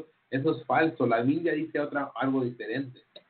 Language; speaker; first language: Spanish; early bilingual, heritage; Spanish